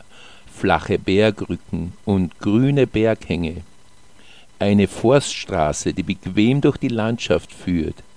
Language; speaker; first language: German; native; German